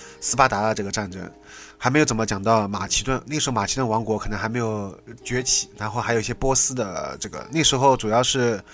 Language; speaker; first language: Chinese; native; Chinese